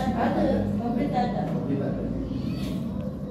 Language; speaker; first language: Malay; non-native, learner; Filipino